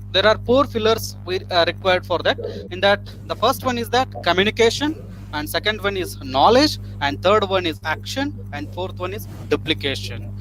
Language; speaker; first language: English; non-native, local second language; Kannada